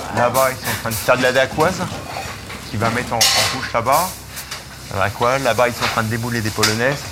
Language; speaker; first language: French; native; French